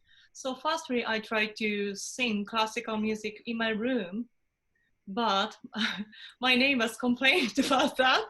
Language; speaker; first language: English; non-native, fluent; Japanese